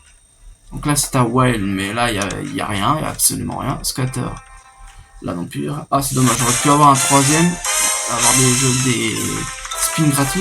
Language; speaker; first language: French; native; French